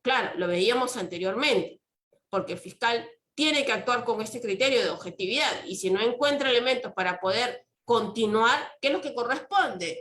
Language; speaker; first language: Spanish; native; Spanish